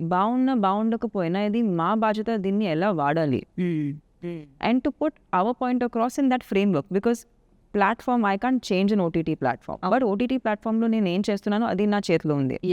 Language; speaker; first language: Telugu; non-native, local second language; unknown